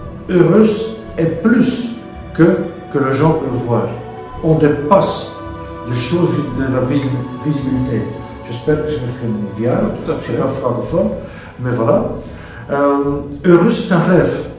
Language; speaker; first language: French; non-native, local second language; Dutch